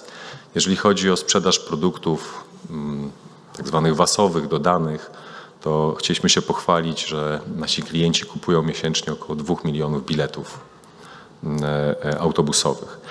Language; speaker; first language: Polish; native; Polish